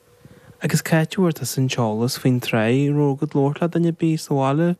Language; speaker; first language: Irish; native; Irish